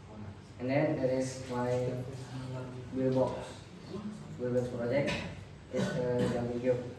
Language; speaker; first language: English; non-native, learner; Indonesian